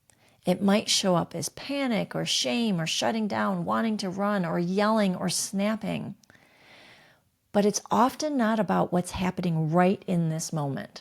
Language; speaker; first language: English; native; English